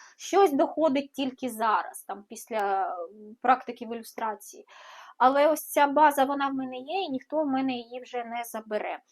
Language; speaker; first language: Ukrainian; non-native, local second language; Russian